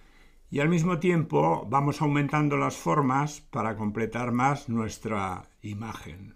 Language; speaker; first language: Spanish; native; Spanish